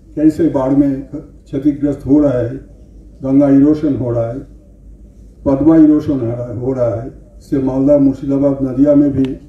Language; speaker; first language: Hindi; non-native, local second language; Bangla